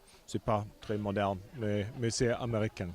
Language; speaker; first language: French; non-native, fluent; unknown